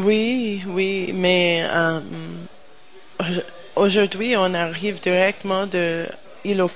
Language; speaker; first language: French; non-native, learner; English